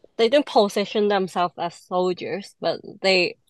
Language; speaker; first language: English; non-native, local second language; Cantonese